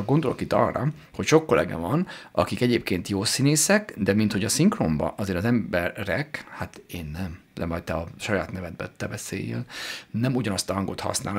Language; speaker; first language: Hungarian; native; Hungarian